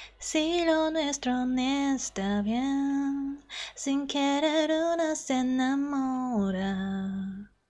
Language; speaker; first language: Spanish; non-native, learner; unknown